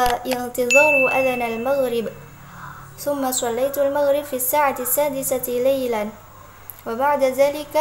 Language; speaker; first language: Arabic; non-native, learner; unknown